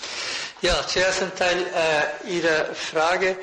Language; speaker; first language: German; non-native, fluent; Persian